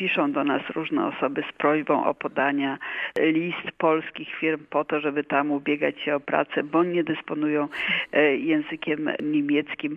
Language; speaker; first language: Polish; native; Polish